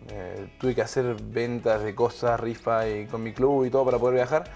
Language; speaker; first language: Spanish; native; Spanish